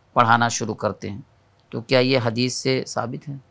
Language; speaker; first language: Hindi; native; Hindi